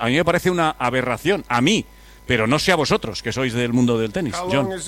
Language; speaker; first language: Spanish; native; Spanish